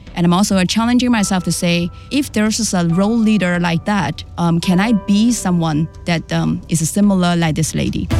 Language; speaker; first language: English; non-native, fluent; Chinese